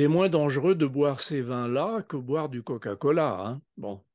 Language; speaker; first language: French; native; French